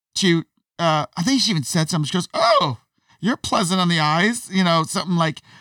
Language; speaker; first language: English; native; English